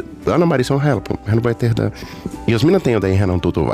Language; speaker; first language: Finnish; non-native, fluent; Portuguese